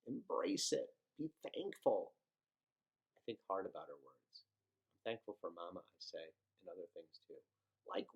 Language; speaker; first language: English; native; English